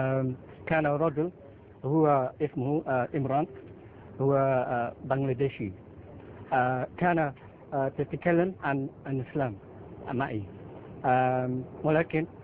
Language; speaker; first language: Arabic; non-native, learner; Filipino